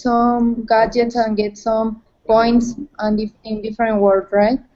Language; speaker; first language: English; non-native, learner; Spanish